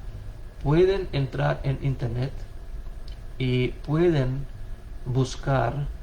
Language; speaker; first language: Spanish; non-native, fluent; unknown